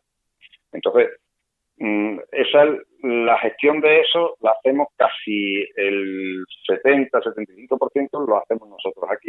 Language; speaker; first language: Spanish; native; Spanish